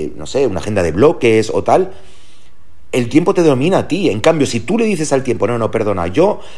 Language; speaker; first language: Spanish; early bilingual, heritage; German